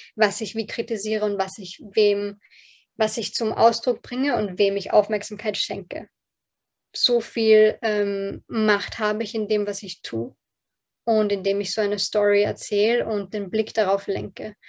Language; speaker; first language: German; early bilingual, other home language; Polish